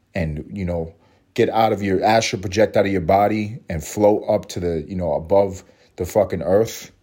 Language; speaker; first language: English; native; English